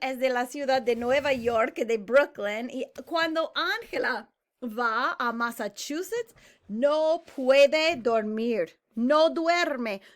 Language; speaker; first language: Spanish; non-native, fluent; English